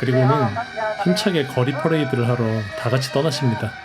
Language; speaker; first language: Korean; native; Korean